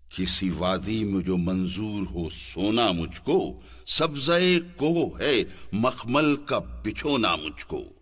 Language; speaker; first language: Urdu; native; Urdu